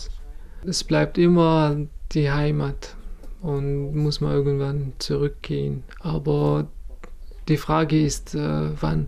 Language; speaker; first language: German; non-native, fluent; Kurdish